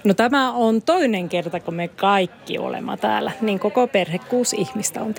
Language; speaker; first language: Finnish; non-native, local second language; Swedish